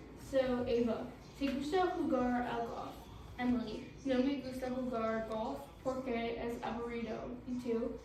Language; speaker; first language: Spanish; non-native, learner; English